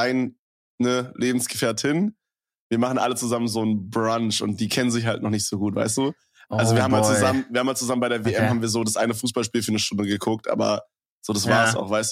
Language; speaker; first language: German; native; German